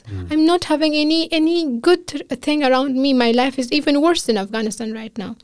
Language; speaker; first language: English; non-native, fluent; Pashto